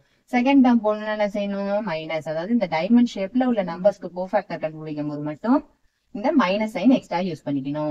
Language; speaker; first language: Tamil; native; Tamil